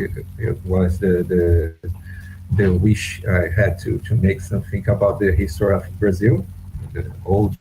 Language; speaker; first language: English; non-native, fluent; Portuguese